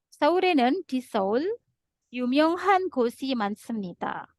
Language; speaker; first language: Korean; non-native, fluent; Indonesian